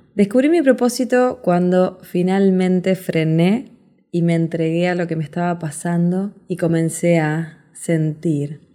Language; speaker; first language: Spanish; native; Spanish